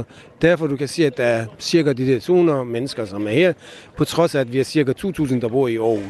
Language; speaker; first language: Danish; non-native, fluent; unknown